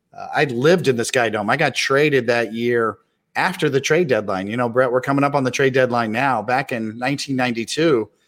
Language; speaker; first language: English; native; English